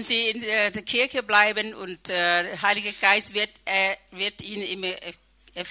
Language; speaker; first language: German; non-native, learner; Thai